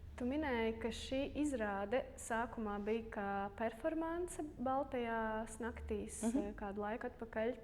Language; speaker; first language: Latvian; native; Latvian